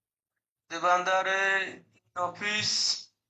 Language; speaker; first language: Italian; non-native, learner; Bangla